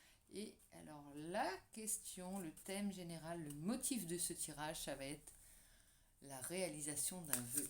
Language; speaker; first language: French; native; French